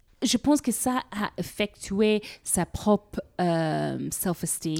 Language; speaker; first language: French; non-native, learner; English